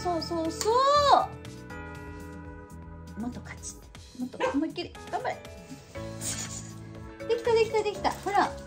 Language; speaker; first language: Japanese; native; Japanese